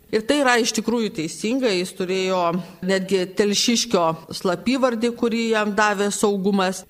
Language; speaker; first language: Lithuanian; native; Lithuanian